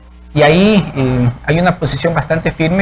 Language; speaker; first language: Spanish; native; Spanish